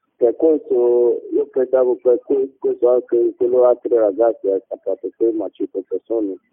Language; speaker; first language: Italian; non-native, learner; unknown